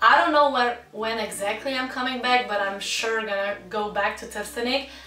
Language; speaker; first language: English; non-native, fluent; Slovenian